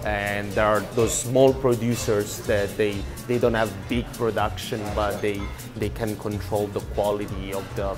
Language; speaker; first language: English; non-native, fluent; Italian